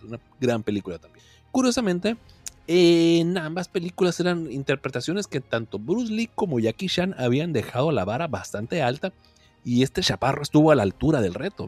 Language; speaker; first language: Spanish; native; Spanish